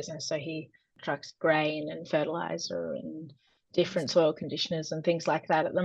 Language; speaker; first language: English; native; English